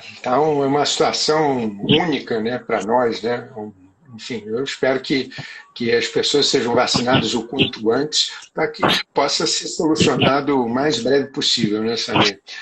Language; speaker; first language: Portuguese; native; Portuguese